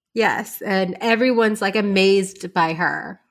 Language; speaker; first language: English; early bilingual, other home language; Hindi